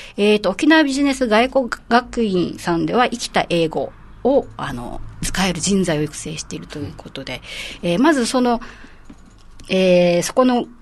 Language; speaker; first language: Japanese; native; Japanese